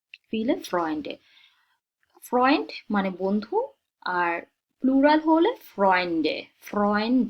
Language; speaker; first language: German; non-native, fluent; Bangla